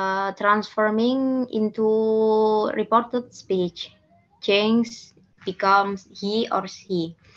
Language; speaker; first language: English; non-native, learner; Indonesian